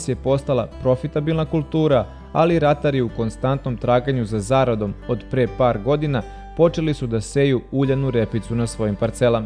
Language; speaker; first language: Serbian; native; Serbian